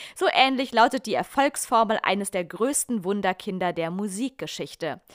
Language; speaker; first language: German; native; German